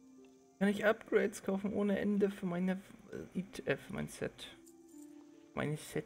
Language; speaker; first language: German; native; German